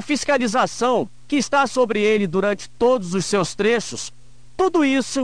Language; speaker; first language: Portuguese; native; Portuguese